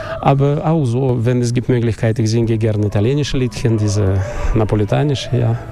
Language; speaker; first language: German; non-native, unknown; Russian